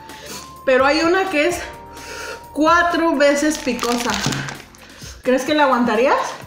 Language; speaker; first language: Spanish; native; Spanish